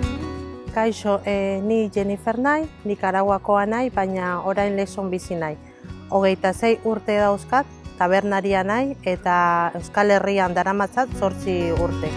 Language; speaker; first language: Basque; non-native, learner; Spanish